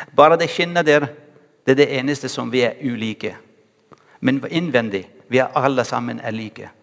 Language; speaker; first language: Norwegian; non-native, fluent; Arabic